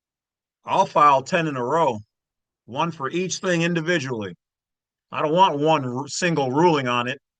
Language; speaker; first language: English; native; English